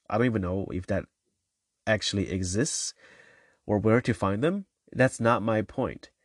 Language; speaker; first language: English; non-native, fluent; Chinese